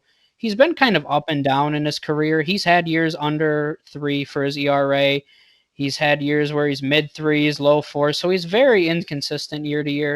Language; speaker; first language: English; native; English